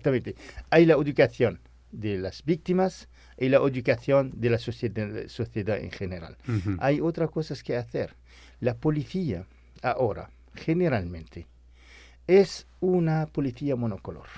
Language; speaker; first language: Spanish; non-native, fluent; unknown